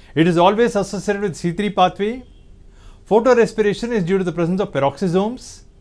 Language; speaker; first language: English; non-native, local second language; Tamil